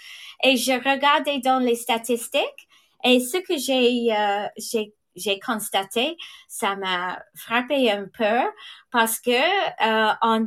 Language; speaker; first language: French; non-native, fluent; English